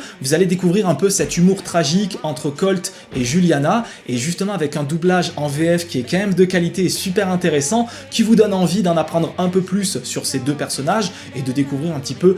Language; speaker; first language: French; native; French